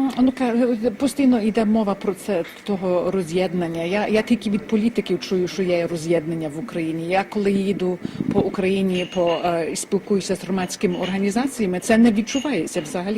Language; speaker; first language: Ukrainian; early bilingual, heritage; Ukrainian